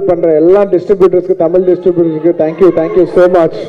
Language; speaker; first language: Tamil; non-native, fluent; Telugu